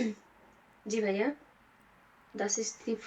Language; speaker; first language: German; non-native, learner; Bangla